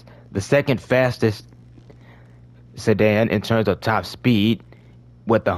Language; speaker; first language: English; native; English